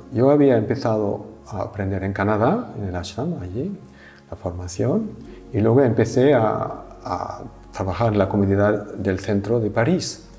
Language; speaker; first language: Spanish; non-native, fluent; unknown